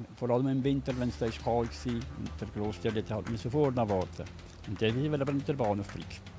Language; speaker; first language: German; native; German